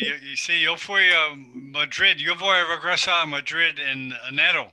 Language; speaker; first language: Spanish; non-native, learner; English